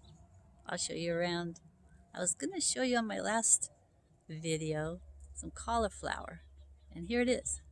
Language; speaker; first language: English; native; English